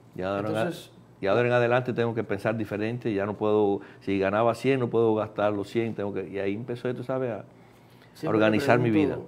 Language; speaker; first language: Spanish; native; Spanish